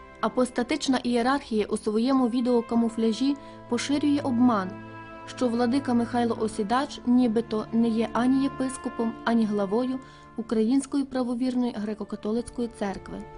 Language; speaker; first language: Ukrainian; native; Ukrainian